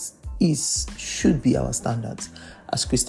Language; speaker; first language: English; non-native, local second language; Yoruba